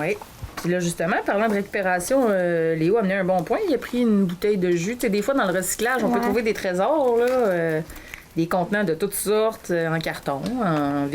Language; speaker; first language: French; native; French